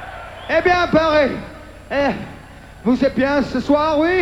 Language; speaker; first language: French; non-native, learner; English